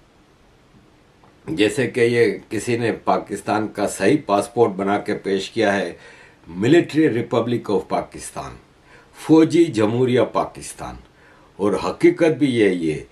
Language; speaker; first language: Urdu; native; Urdu